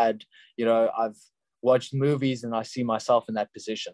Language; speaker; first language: English; non-native, local second language; Afrikaans